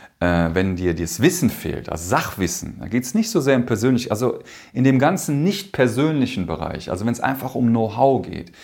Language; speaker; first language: German; native; German